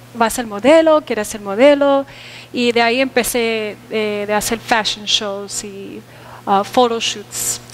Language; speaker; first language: Spanish; early bilingual, heritage; Spanish